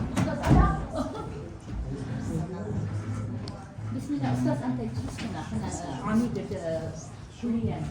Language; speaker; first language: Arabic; non-native, fluent; Kazakh